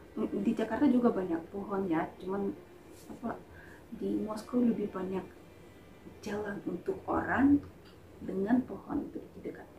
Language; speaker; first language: Indonesian; non-native, fluent; Russian